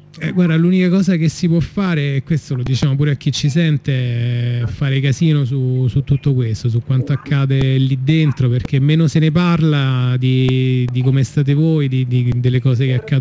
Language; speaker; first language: Italian; native; Italian